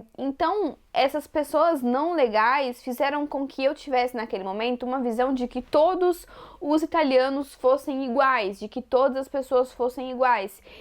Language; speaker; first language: Portuguese; native; Portuguese